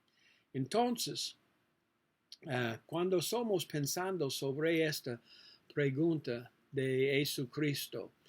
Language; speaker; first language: Spanish; non-native, learner; English